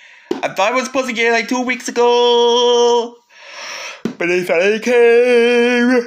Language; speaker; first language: English; native; English